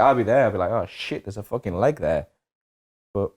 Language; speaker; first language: English; native; English